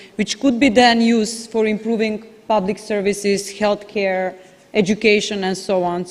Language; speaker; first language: English; non-native, fluent; Macedonian